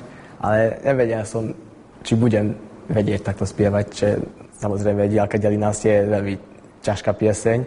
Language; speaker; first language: Slovak; non-native, local second language; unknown